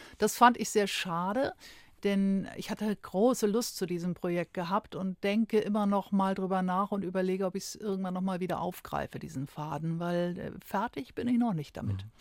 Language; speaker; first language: German; native; German